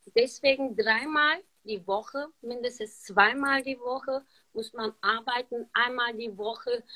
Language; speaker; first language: German; non-native, learner; Turkish